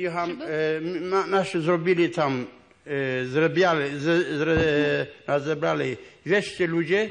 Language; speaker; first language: Polish; non-native, local second language; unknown